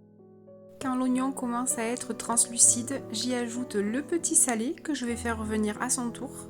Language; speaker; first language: French; native; French